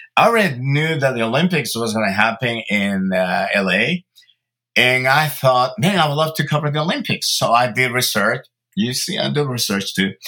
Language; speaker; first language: English; early bilingual, other home language; Spanish